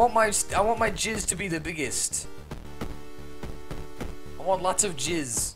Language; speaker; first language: English; native; English